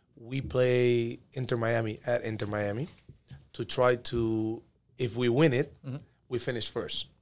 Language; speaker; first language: English; early bilingual, other home language; Spanish